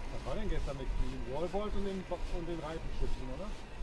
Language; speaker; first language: German; non-native, learner; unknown